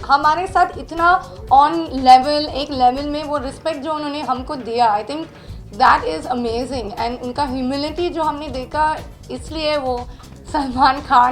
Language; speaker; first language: Hindi; non-native, local second language; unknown